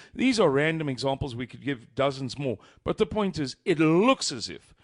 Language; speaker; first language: English; native; English